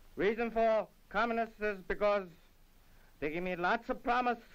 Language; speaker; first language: English; native; English